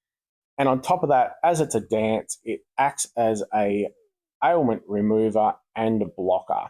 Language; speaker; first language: English; native; English